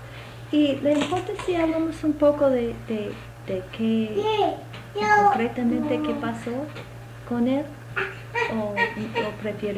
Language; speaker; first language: Spanish; non-native, fluent; English